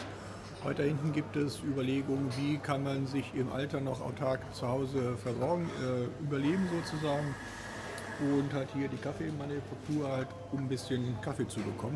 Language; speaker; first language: German; native; German